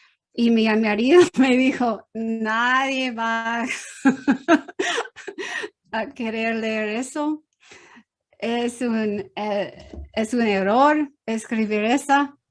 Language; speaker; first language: Spanish; non-native, learner; English